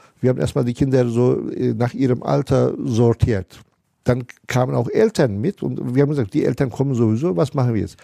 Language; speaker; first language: German; non-native, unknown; Turkish